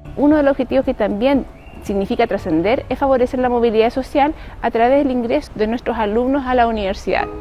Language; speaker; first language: Spanish; native; Spanish